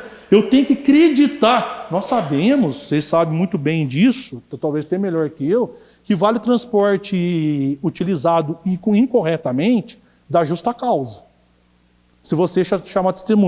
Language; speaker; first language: Portuguese; native; Portuguese